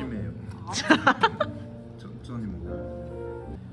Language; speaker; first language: Korean; non-native, learner; French